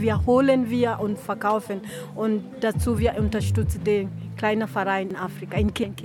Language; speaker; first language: German; non-native, learner; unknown